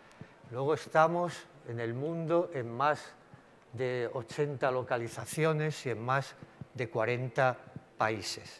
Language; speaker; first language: Spanish; native; Spanish